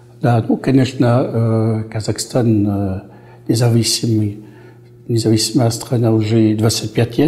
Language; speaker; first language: Russian; non-native, fluent; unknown